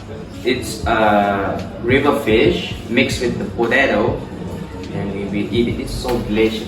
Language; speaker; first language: English; non-native, local second language; Malay